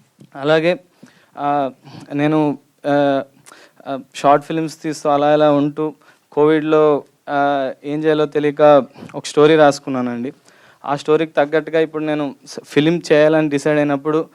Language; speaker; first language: Telugu; native; Telugu